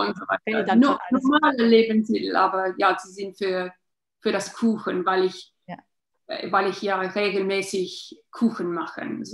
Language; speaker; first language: German; non-native, learner; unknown